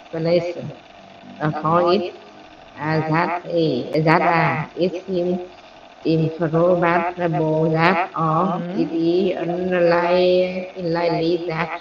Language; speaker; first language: English; non-native, learner; Vietnamese